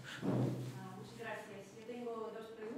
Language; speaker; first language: Spanish; non-native, fluent; Russian